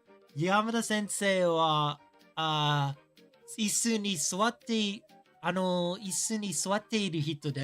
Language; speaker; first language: Japanese; non-native, learner; English